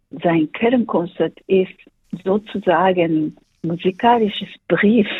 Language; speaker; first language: German; non-native, fluent; Japanese